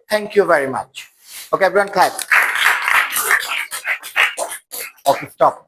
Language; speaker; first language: English; non-native, local second language; Bangla